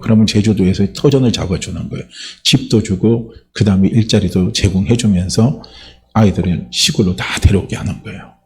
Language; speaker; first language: Korean; native; Korean